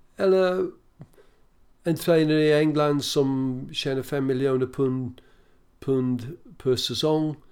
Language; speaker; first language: Swedish; non-native, fluent; English